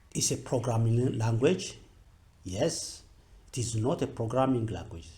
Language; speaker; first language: English; non-native, local second language; Amharic